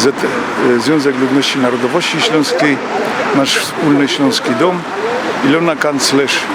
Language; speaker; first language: Polish; native; Polish